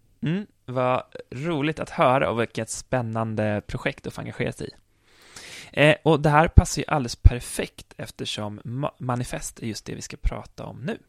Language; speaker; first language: Swedish; native; Swedish